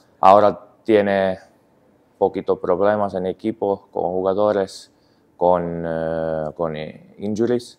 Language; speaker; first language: Spanish; non-native, learner; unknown